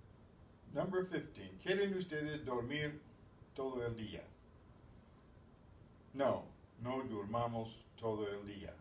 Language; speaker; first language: Spanish; non-native, fluent; English